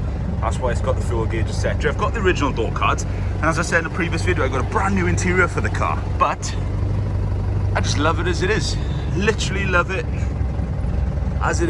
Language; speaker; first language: English; native; English